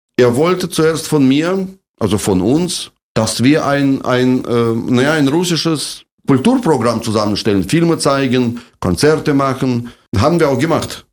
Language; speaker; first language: German; non-native, fluent; Russian